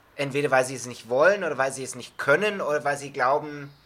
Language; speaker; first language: German; non-native, fluent; English